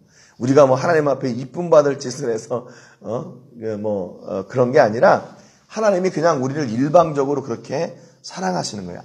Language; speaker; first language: Korean; native; Korean